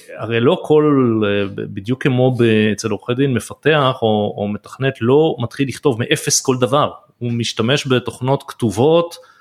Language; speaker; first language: Hebrew; native; Hebrew